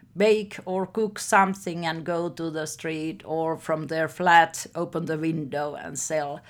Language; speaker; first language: English; non-native, fluent; Finnish